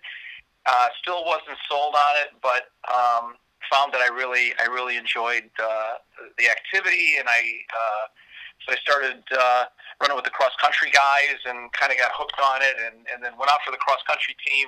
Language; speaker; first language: English; native; English